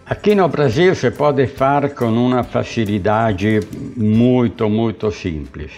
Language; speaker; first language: Portuguese; non-native, learner; Italian